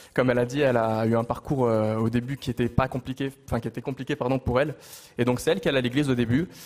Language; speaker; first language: French; native; French